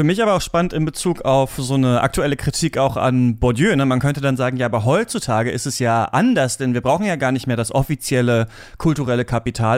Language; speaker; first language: German; native; German